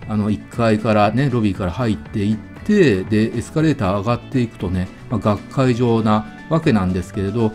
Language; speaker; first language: Japanese; native; Japanese